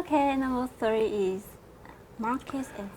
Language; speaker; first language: English; non-native, learner; Vietnamese